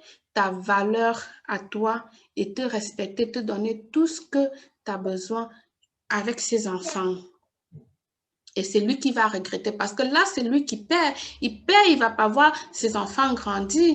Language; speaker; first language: French; native; French